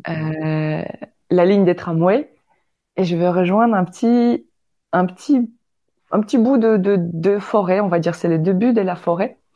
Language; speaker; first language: French; non-native, fluent; Polish